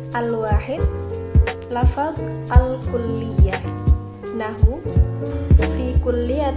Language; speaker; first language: Arabic; non-native, learner; Indonesian